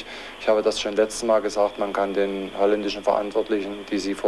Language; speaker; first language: German; native; German